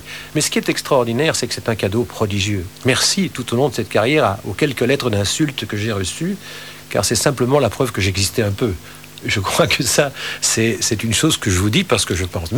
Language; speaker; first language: French; native; French